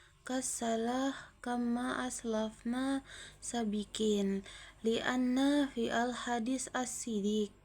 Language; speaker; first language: Arabic; non-native, learner; Indonesian